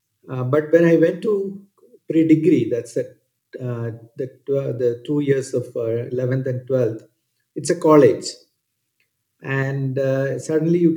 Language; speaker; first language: English; non-native, local second language; Malayalam